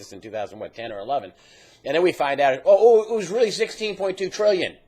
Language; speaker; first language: English; native; English